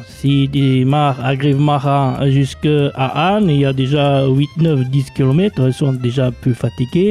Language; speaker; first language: French; non-native, local second language; Luxembourgish